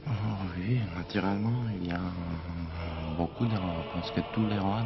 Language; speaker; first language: French; non-native, fluent; Czech